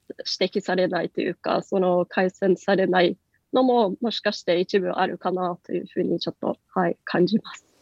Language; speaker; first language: Japanese; non-native, fluent; Norwegian